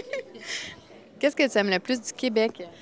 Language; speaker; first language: French; native; French